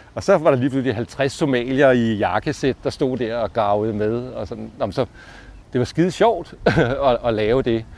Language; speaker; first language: Danish; native; Danish